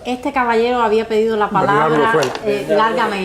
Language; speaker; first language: Spanish; native; Spanish